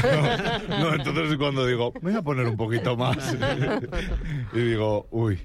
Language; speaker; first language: Spanish; native; Spanish